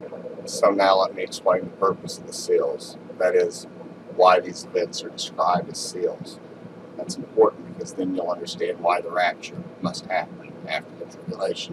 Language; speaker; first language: English; native; English